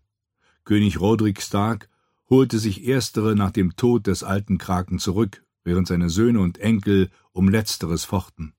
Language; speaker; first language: German; native; German